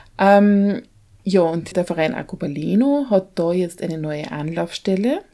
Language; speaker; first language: German; native; German